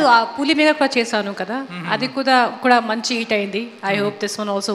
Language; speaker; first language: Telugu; non-native, fluent; Hindi